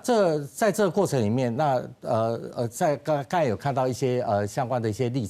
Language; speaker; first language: Chinese; native; Chinese